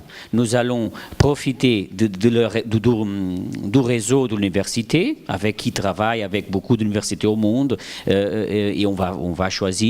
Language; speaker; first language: French; non-native, fluent; Portuguese